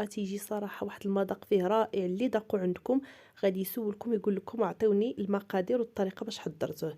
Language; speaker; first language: Arabic; native; Arabic